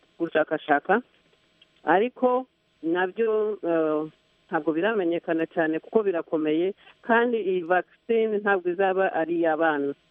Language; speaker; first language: Kinyarwanda; early bilingual, heritage; Kinyarwanda